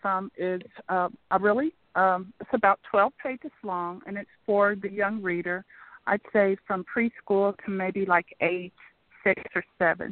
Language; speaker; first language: English; native; English